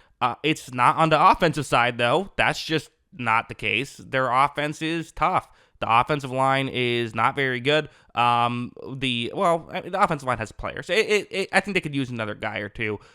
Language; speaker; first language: English; native; English